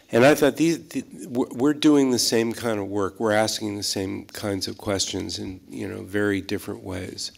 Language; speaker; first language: English; native; English